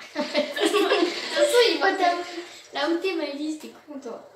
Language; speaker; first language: French; native; French